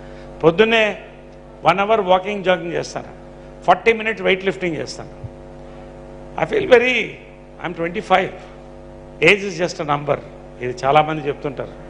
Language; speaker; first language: Telugu; native; Telugu